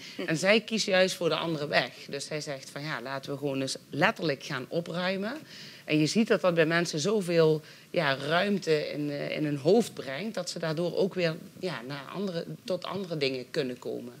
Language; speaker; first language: Dutch; native; Dutch